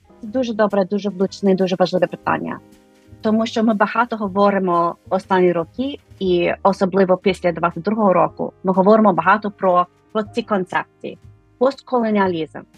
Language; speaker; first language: Ukrainian; non-native, fluent; English